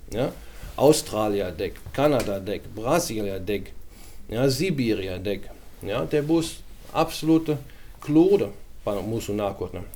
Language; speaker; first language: Latvian; non-native, learner; German